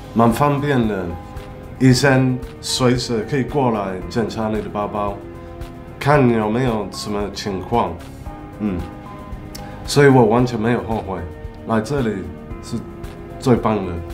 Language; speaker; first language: Chinese; non-native, fluent; English